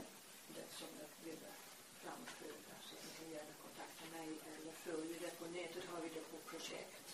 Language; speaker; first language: Swedish; non-native, fluent; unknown